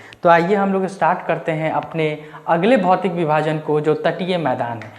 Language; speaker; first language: Hindi; native; Hindi